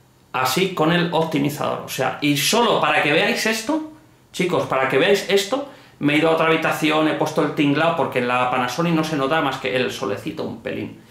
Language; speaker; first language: Spanish; native; Spanish